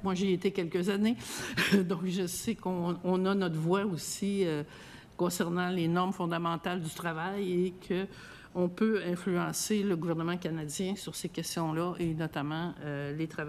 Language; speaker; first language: French; native; French